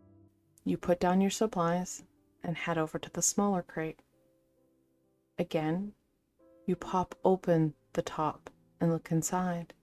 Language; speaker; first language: English; native; English